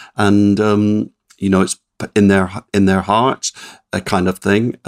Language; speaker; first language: English; native; English